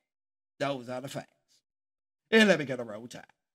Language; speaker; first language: English; native; English